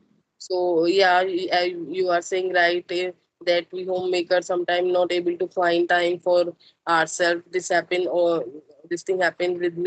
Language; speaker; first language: English; non-native, local second language; Hindi